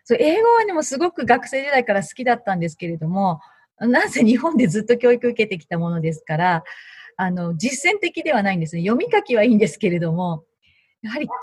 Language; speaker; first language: Japanese; native; Japanese